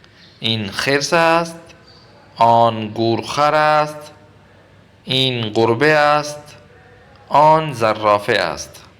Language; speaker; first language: Persian; non-native, fluent; Urdu